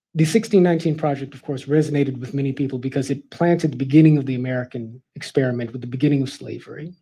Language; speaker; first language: English; native; English